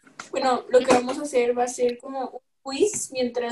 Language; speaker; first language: Spanish; native; Spanish